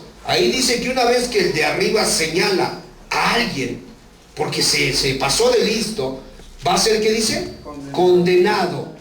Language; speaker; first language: Spanish; native; Spanish